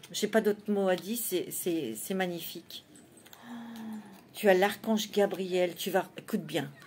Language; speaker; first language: French; native; French